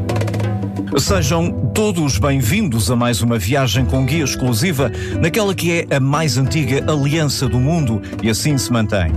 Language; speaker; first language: Portuguese; native; Portuguese